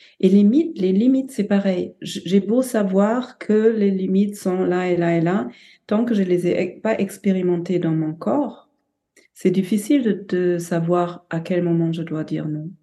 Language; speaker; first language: French; non-native, fluent; German